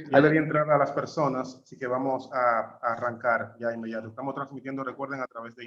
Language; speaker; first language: Spanish; native; Spanish